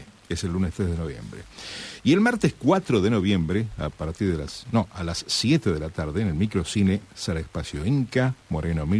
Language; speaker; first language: Spanish; native; Spanish